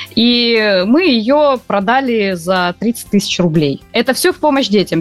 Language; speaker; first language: Russian; native; Russian